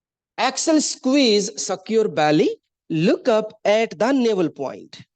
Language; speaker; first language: English; non-native, local second language; Hindi